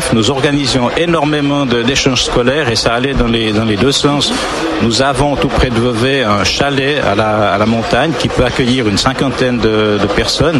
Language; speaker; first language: French; native; French